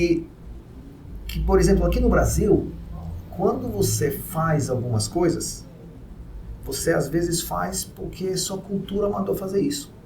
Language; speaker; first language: Portuguese; non-native, fluent; Hebrew